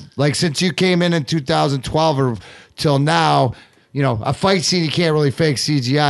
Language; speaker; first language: English; native; English